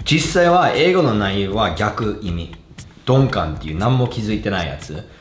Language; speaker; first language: Japanese; non-native, fluent; English